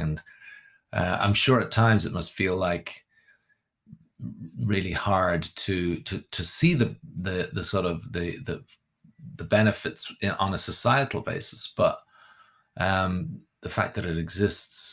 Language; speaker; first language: English; native; English